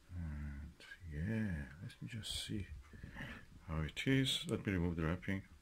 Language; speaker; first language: English; non-native, fluent; Persian